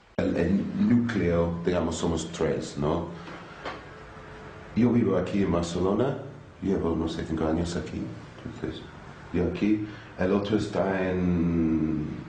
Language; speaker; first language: Spanish; non-native, fluent; English